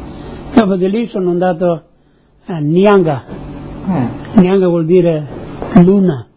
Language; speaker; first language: Italian; non-native, local second language; Friulian